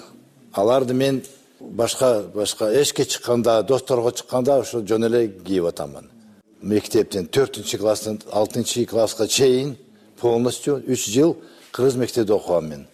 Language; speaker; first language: Kyrgyz; non-native, local second language; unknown